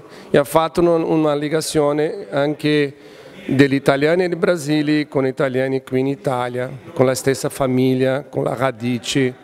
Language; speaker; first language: Italian; non-native, learner; Portuguese